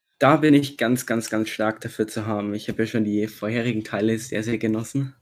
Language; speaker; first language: German; native; German